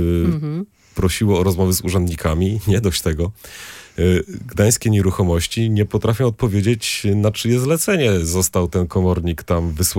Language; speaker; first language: Polish; native; Polish